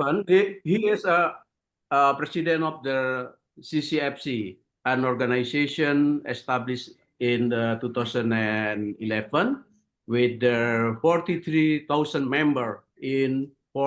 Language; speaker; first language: English; non-native, learner; Indonesian